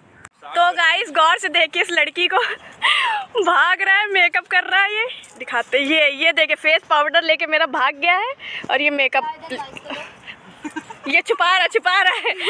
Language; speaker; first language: Hindi; native; Hindi